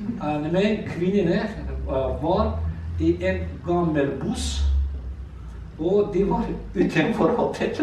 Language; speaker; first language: Norwegian; non-native, learner; Azerbaijani